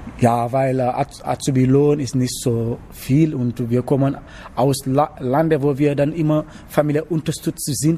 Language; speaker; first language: German; non-native, learner; Wolof